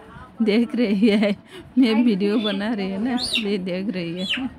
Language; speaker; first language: Hindi; non-native, local second language; Kok Borok